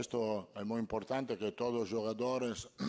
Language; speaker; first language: Portuguese; non-native, learner; Italian